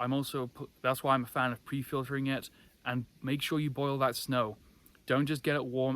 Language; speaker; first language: English; native; English